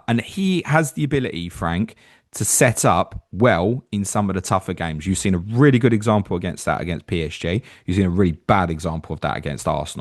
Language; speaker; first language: English; native; English